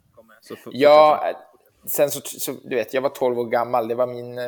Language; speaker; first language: Swedish; early bilingual, heritage; Swedish